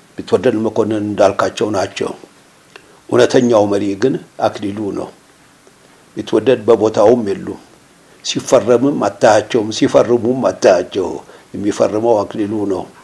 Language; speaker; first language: Amharic; native; Amharic